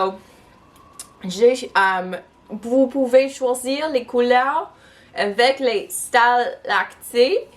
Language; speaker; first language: French; non-native, local second language; English